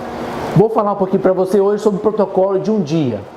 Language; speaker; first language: Portuguese; native; Portuguese